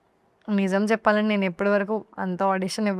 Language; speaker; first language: Telugu; non-native, learner; Hindi